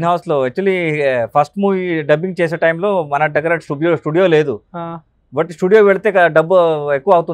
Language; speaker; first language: Telugu; non-native, local second language; Kannada